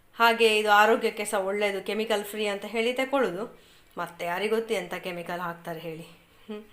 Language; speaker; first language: Kannada; native; Kannada